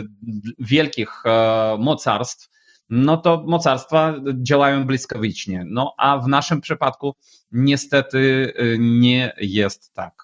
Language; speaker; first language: Polish; non-native, fluent; Ukrainian